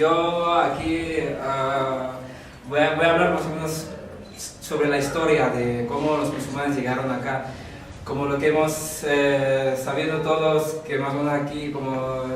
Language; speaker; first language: Spanish; non-native, fluent; Javanese